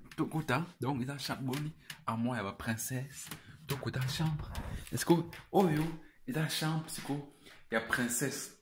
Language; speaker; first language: Lingala; non-native, learner; French